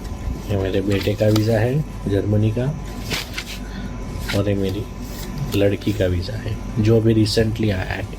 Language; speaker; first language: Hindi; non-native, local second language; Gujarati